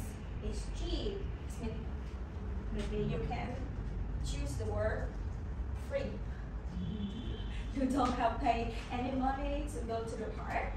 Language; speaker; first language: English; non-native, learner; Vietnamese